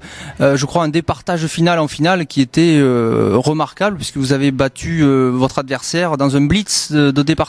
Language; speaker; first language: French; native; French